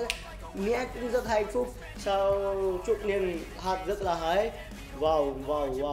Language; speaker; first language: Vietnamese; non-native, learner; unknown